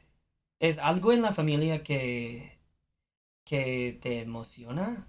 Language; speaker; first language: Spanish; non-native, fluent; English